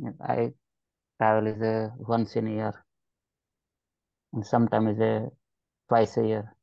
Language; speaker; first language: English; non-native, learner; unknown